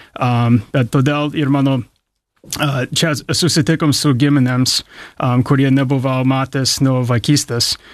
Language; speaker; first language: Lithuanian; early bilingual, heritage; English